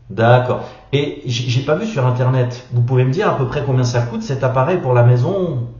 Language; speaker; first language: French; native; French